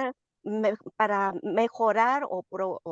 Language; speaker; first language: Spanish; non-native, learner; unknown